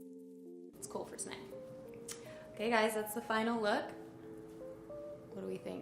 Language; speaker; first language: English; native; English